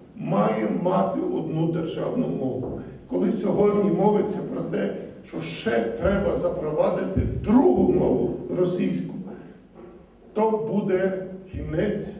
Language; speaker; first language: Ukrainian; early bilingual, heritage; Ukrainian